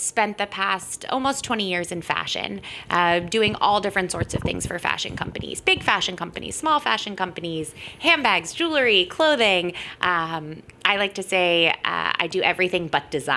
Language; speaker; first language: English; native; English